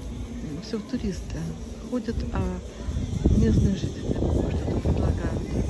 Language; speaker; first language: Russian; native; Russian